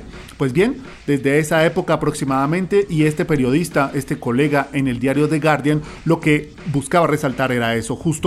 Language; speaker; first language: Spanish; native; Spanish